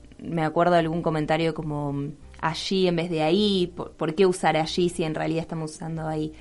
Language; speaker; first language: Spanish; native; Spanish